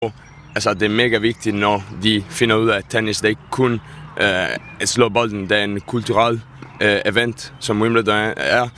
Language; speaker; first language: Danish; non-native, fluent; Italian